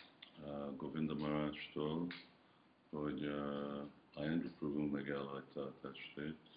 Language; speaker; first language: Hungarian; early bilingual, heritage; Hungarian